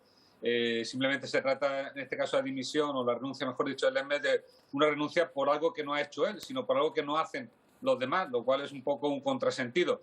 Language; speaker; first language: Spanish; native; Spanish